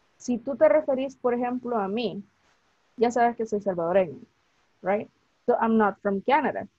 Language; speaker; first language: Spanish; native; Spanish